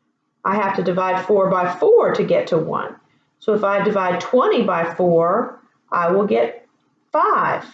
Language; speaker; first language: English; native; English